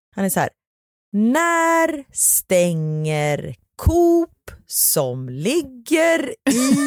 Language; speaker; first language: Swedish; native; Swedish